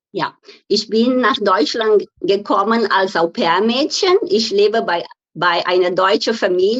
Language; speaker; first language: German; non-native, fluent; Portuguese